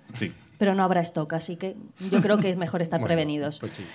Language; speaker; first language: Spanish; native; Spanish